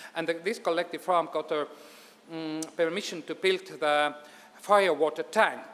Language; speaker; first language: English; non-native, fluent; Estonian